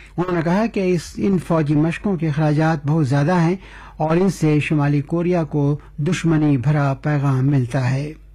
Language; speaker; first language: Urdu; native; Urdu